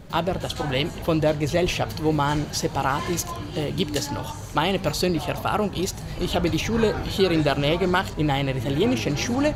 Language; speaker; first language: German; non-native, local second language; Italian